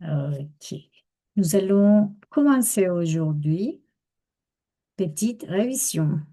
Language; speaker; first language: French; non-native, fluent; Spanish